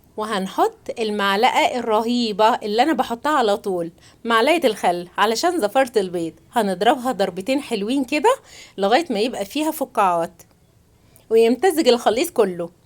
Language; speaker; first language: Arabic; native; Arabic